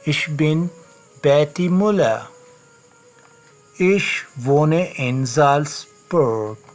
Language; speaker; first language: German; non-native, learner; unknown